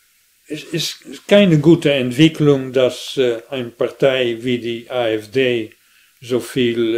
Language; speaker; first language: German; non-native, fluent; Dutch